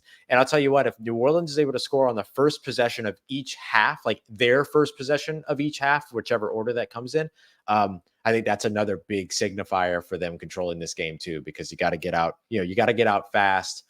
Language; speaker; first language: English; native; English